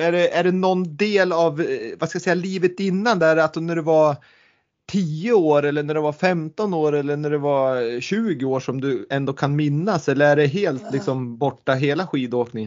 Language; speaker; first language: Swedish; native; Swedish